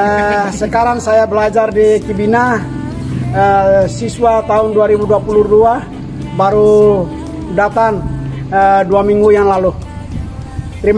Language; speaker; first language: Indonesian; non-native, learner; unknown